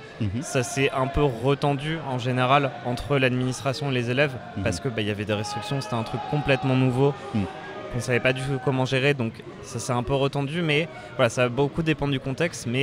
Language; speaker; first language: French; native; French